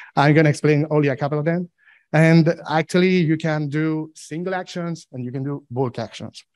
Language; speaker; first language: English; non-native, fluent; Spanish